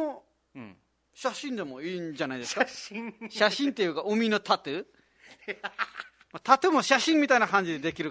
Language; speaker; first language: Japanese; non-native, fluent; Nepali